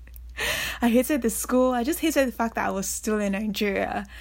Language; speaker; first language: English; non-native, local second language; Yoruba